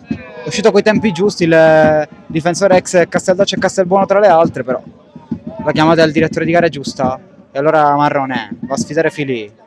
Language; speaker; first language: Italian; native; Italian